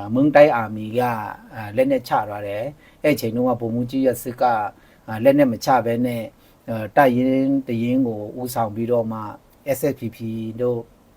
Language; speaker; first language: Burmese; non-native, local second language; Shan